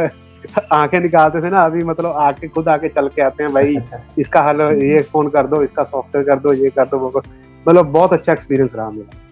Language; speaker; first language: Hindi; native; Hindi